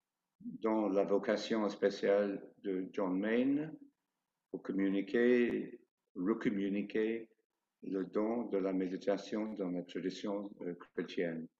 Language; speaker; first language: French; non-native, fluent; English